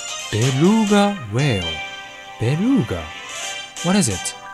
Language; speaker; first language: English; non-native, fluent; Japanese